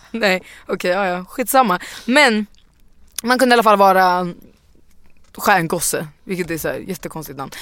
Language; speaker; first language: Swedish; native; Swedish